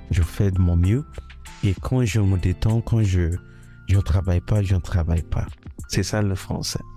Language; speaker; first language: French; non-native, fluent; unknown